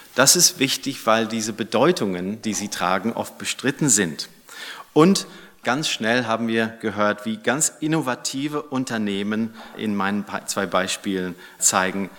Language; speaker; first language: German; non-native, fluent; English